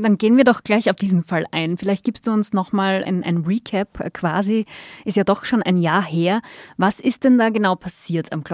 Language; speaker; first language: German; native; German